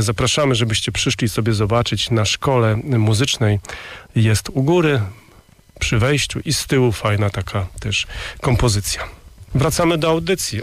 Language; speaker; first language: Polish; native; Polish